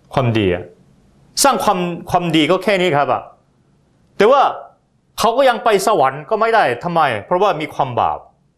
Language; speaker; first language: Thai; non-native, fluent; Korean